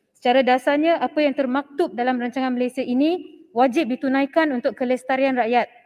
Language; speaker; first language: Malay; non-native, local second language; Tamil